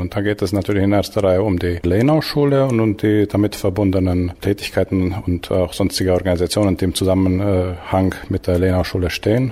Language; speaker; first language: German; native; German